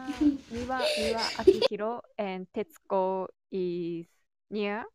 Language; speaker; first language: English; non-native, learner; Japanese